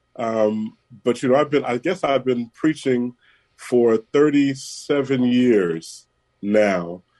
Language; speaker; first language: English; native; English